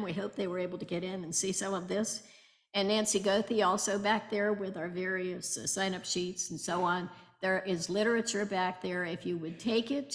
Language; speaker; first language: English; native; English